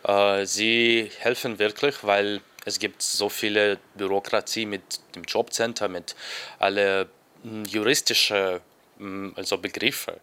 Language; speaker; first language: German; non-native, fluent; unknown